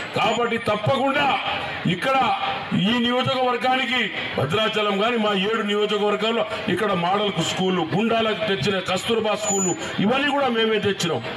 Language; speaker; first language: Telugu; non-native, local second language; Lambadi